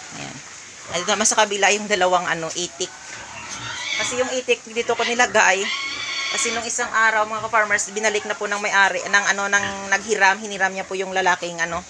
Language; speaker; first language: Filipino; native; Filipino